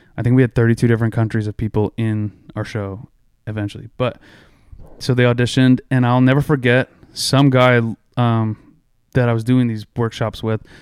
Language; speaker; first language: English; native; English